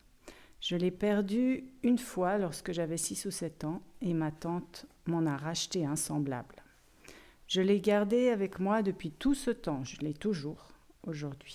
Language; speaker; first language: French; native; French